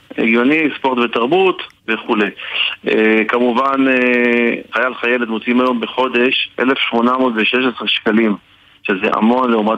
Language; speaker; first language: Hebrew; native; Hebrew